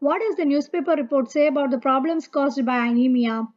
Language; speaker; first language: English; non-native, local second language; Malayalam